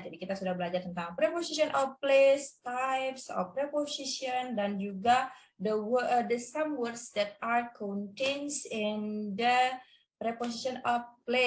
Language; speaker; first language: English; non-native, learner; Indonesian